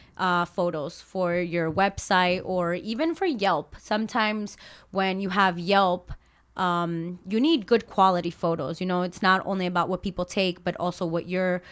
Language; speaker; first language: English; early bilingual, other home language; Spanish